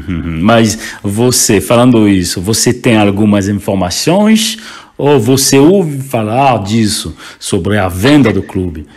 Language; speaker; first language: Portuguese; non-native, fluent; French